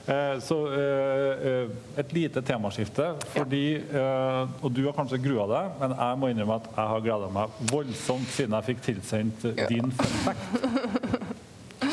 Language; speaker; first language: Norwegian; native; Norwegian